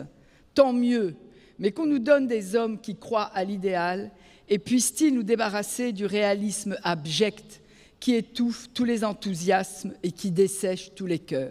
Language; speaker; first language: French; native; French